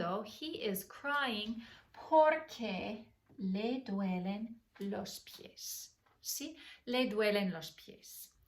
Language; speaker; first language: Spanish; non-native, fluent; English